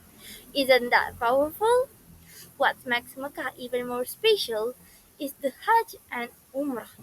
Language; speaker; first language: English; non-native, learner; Indonesian